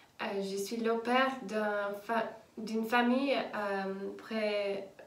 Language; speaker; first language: French; non-native, learner; English